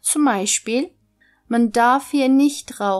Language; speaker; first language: German; non-native, fluent; Turkish